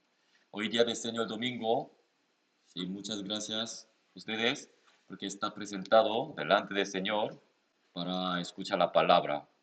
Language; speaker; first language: Spanish; non-native, learner; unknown